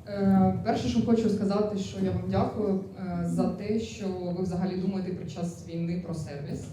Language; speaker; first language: Ukrainian; non-native, local second language; Russian